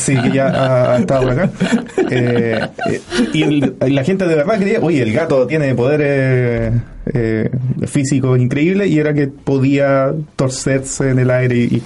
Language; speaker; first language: Spanish; native; Spanish